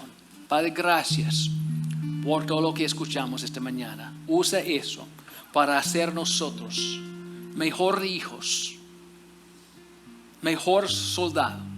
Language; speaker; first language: Spanish; non-native, fluent; English